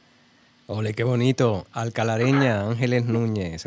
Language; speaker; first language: Spanish; native; Spanish